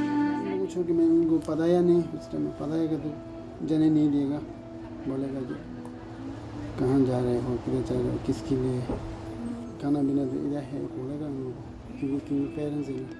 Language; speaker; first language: Hindi; non-native, learner; Tibetan